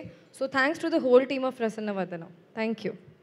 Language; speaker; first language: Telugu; non-native, local second language; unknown